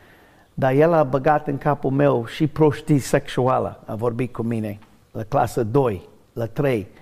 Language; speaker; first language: Romanian; non-native, learner; English